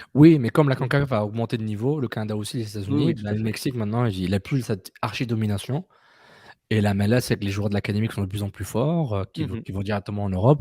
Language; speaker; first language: French; native; French